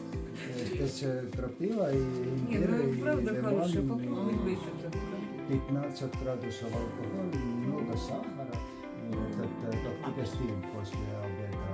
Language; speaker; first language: Russian; non-native, local second language; Estonian